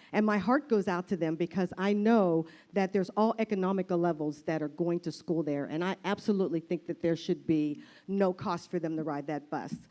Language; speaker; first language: English; native; English